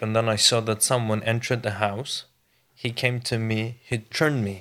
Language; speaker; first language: English; non-native, fluent; Ukrainian